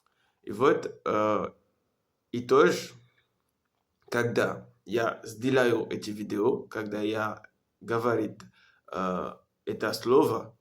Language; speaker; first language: Russian; non-native, learner; French